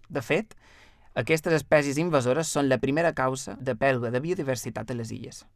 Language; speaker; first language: Catalan; native; Catalan